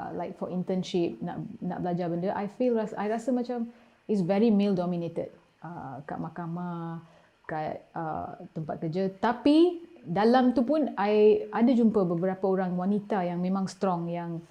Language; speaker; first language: Malay; non-native, local second language; Tamil